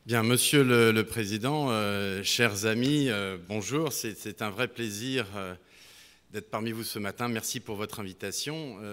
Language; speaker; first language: French; native; French